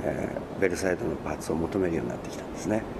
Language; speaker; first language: Japanese; native; Japanese